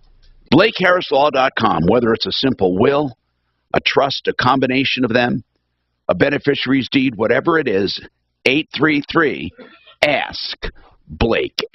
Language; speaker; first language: English; native; English